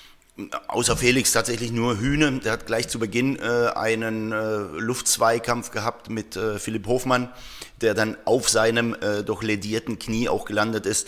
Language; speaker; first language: German; native; German